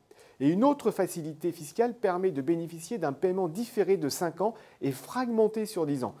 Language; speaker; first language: French; native; French